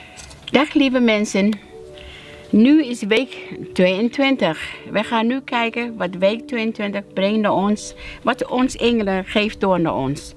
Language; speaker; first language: Dutch; non-native, learner; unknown